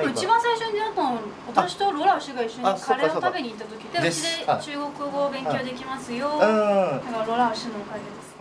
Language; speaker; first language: Japanese; non-native, fluent; Chinese